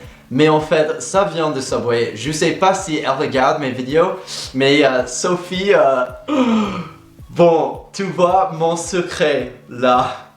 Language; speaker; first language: French; non-native, fluent; English